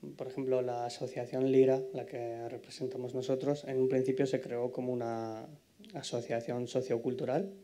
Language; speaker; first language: Spanish; non-native, fluent; Ukrainian